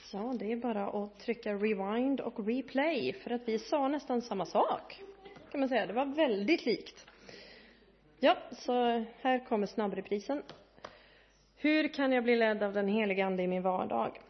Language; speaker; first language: Swedish; native; Swedish